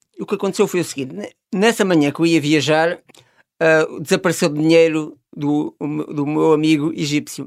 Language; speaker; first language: Portuguese; native; Portuguese